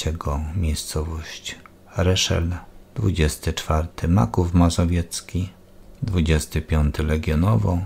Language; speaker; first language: Polish; native; Polish